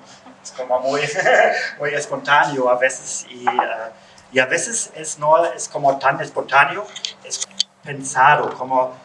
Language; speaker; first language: Spanish; non-native, learner; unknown